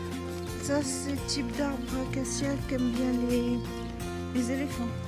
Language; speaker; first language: French; native; French